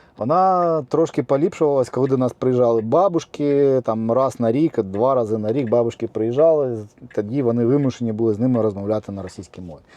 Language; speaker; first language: Ukrainian; native; Ukrainian